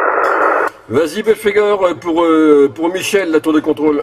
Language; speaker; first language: French; native; French